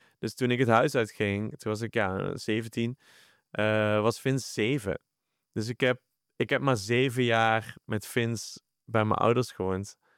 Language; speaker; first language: Dutch; native; Dutch